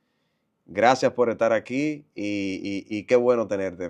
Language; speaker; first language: Spanish; native; Spanish